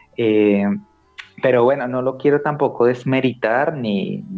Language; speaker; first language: Spanish; native; Spanish